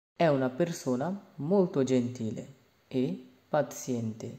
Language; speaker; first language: Italian; non-native, fluent; Bangla